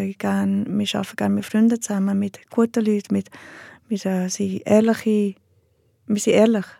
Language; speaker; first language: German; native; German